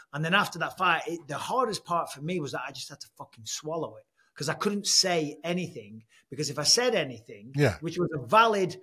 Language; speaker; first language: English; native; English